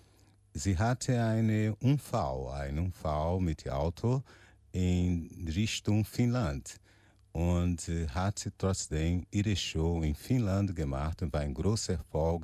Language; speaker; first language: German; non-native, learner; Portuguese